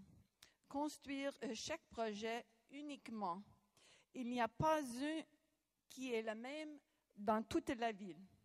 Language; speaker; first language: French; non-native, local second language; English